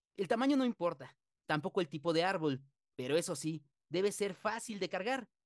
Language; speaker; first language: Spanish; native; Spanish